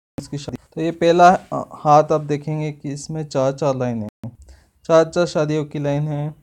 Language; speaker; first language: Hindi; non-native, local second language; Marathi